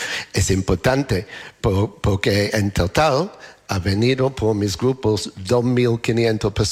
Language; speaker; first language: Spanish; non-native, learner; English